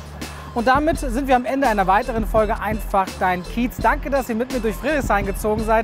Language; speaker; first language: German; native; German